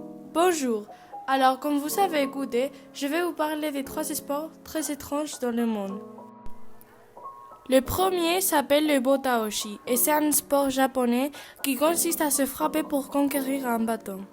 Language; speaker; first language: French; non-native, local second language; Spanish